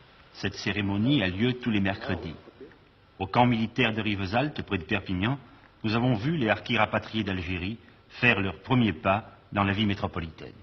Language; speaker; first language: French; native; French